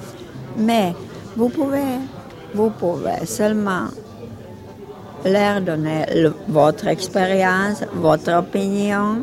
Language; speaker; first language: French; non-native, fluent; Czech